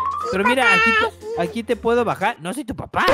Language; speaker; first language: Spanish; native; Spanish